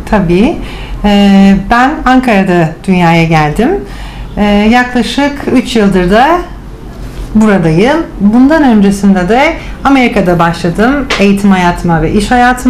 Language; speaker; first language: Turkish; native; Turkish